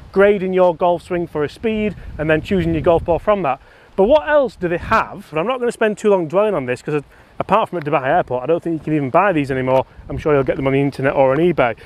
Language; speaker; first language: English; native; English